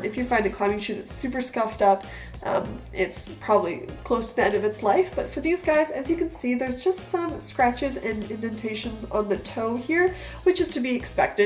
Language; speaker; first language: English; native; English